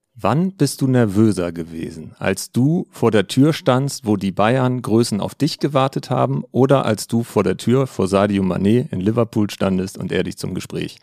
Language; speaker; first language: German; native; German